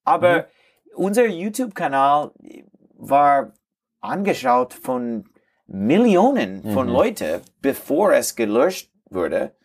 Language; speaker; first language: German; non-native, learner; English